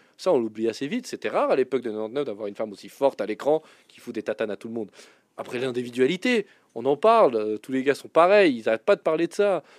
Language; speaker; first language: French; native; French